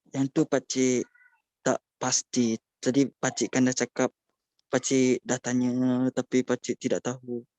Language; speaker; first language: Malay; native; Malay